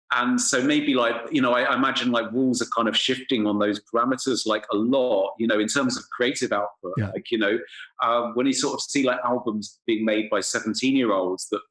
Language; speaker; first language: English; native; English